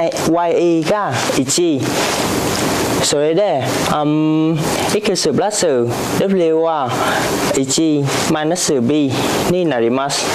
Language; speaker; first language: Japanese; non-native, learner; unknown